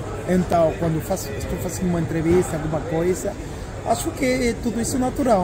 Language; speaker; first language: Portuguese; non-native, fluent; Spanish